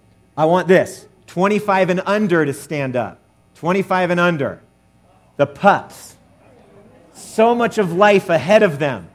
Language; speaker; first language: English; native; English